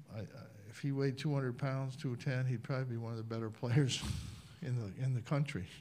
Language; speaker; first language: English; native; English